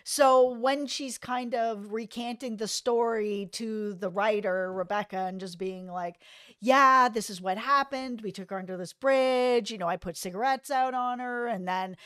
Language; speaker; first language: English; native; English